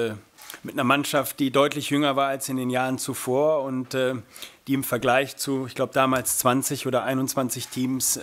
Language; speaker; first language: German; native; German